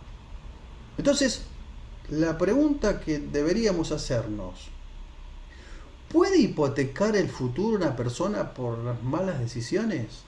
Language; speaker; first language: Spanish; native; Spanish